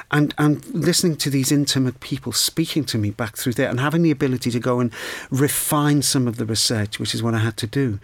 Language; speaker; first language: English; native; English